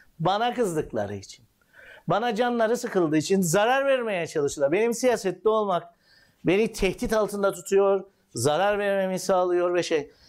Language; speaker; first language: Turkish; native; Turkish